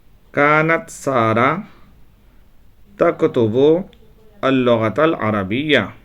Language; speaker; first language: Arabic; non-native, fluent; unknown